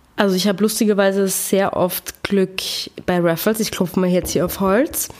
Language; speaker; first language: German; native; German